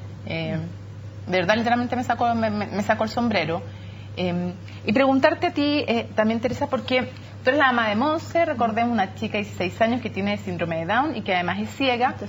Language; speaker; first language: Spanish; native; Spanish